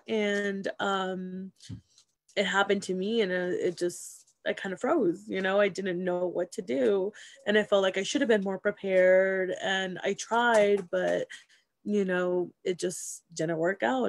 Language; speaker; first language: English; early bilingual, other home language; Spanish